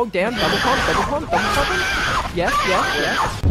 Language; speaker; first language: English; native; English